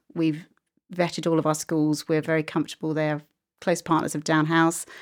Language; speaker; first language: English; native; English